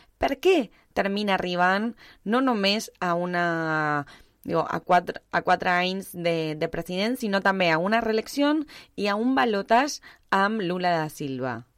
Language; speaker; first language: Catalan; early bilingual, heritage; Spanish